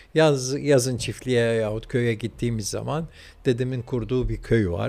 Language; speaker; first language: Turkish; early bilingual, heritage; Turkish